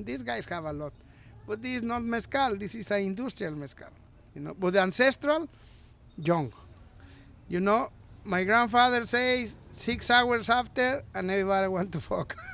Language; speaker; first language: English; non-native, learner; Spanish